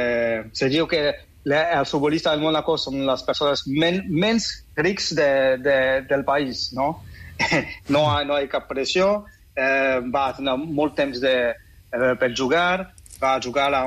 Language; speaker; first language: Catalan; non-native, fluent; French